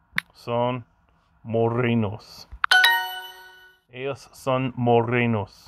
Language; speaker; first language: Spanish; non-native, learner; English